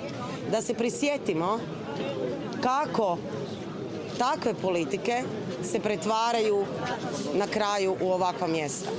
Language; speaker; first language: Croatian; native; Croatian